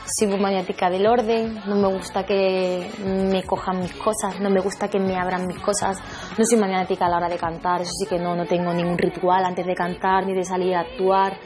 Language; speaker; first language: Spanish; native; Spanish